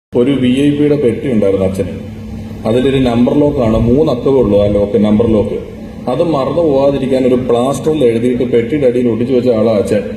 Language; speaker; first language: Malayalam; native; Malayalam